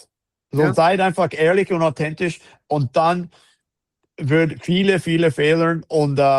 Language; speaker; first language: German; non-native, fluent; English